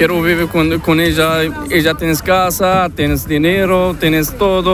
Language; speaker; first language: Spanish; non-native, learner; Arabic